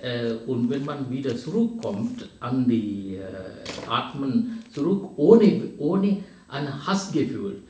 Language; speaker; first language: German; non-native, fluent; Sinhala